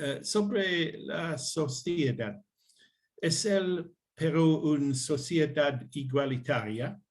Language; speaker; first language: Spanish; non-native, learner; English